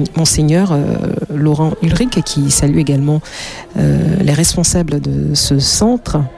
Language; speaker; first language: French; native; French